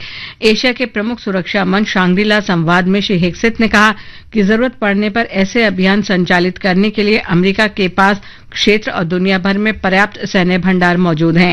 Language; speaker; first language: Hindi; native; Hindi